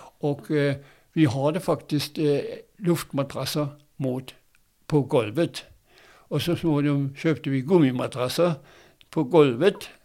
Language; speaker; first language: Swedish; non-native, fluent; German